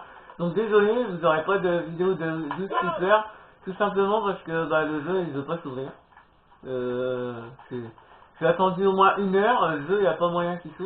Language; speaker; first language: French; native; French